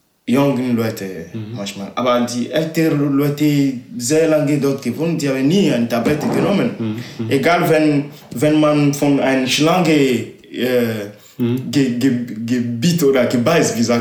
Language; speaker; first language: German; non-native, learner; Ewe